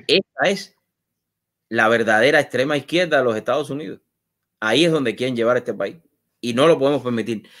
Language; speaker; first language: Spanish; native; Spanish